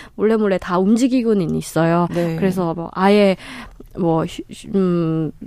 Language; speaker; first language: Korean; non-native, fluent; Burmese